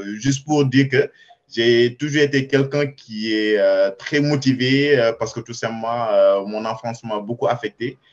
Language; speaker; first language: French; non-native, local second language; Wolof